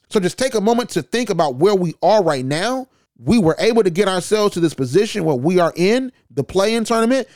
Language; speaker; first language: English; native; English